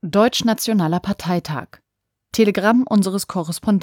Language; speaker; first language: German; native; German